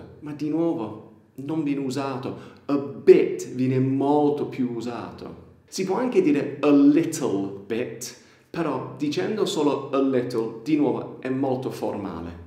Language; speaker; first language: Italian; non-native, fluent; English